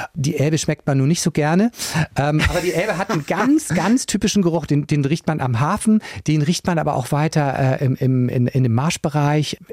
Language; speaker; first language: German; native; German